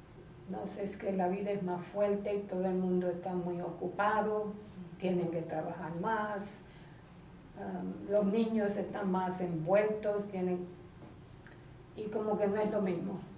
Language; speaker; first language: Spanish; early bilingual, heritage; Spanish